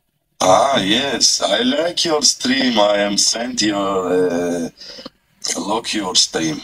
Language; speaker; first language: English; non-native, learner; Armenian